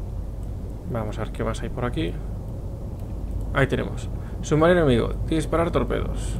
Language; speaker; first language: Spanish; native; Spanish